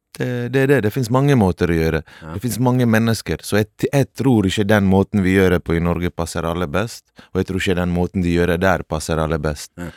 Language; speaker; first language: Norwegian; early bilingual, other home language; Bosnian